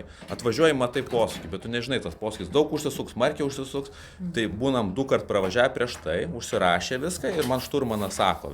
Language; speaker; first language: Lithuanian; native; Lithuanian